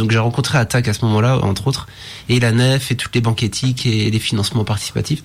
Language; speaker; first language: French; native; French